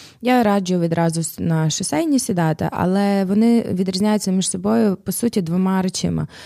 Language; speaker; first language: Ukrainian; native; Ukrainian